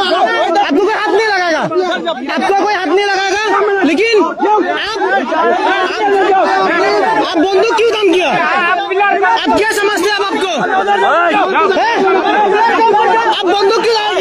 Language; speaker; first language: Hindi; non-native, learner; Bangla